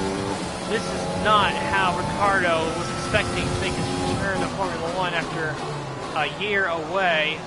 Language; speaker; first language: English; native; English